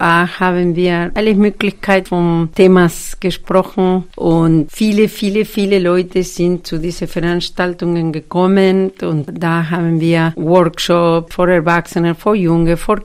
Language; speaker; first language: German; non-native, fluent; Spanish